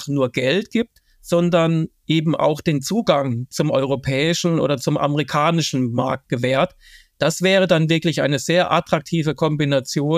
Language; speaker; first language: German; native; German